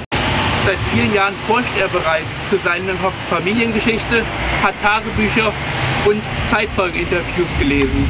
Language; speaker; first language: German; native; German